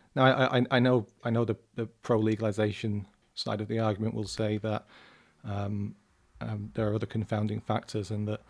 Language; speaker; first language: English; native; English